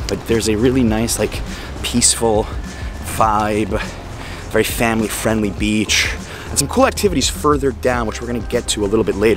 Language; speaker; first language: English; native; English